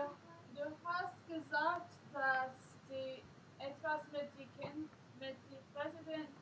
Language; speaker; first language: German; non-native, learner; English